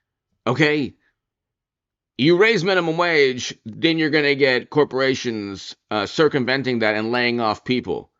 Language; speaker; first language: English; native; English